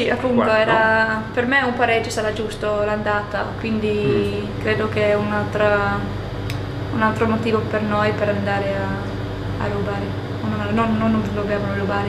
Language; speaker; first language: Italian; non-native, fluent; English